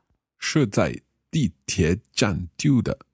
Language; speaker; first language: Chinese; non-native, learner; English